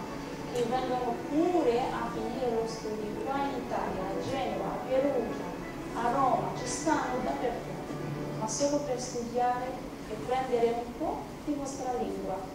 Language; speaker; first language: Italian; non-native, fluent; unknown